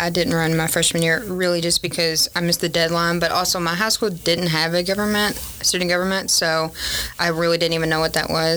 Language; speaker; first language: English; native; English